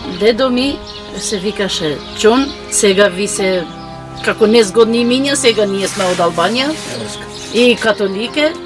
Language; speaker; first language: Macedonian; non-native, fluent; Albanian